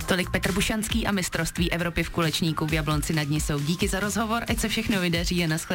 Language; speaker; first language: Czech; native; Czech